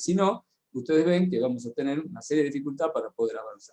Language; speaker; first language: Spanish; native; Spanish